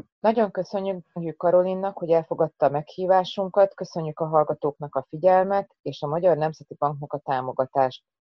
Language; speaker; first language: Hungarian; native; Hungarian